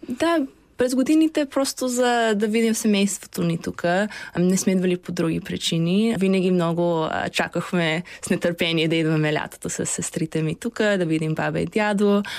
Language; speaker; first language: Bulgarian; early bilingual, heritage; Bulgarian